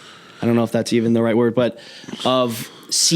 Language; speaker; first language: English; native; English